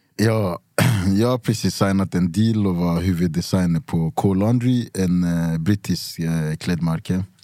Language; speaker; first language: Swedish; early bilingual, other home language; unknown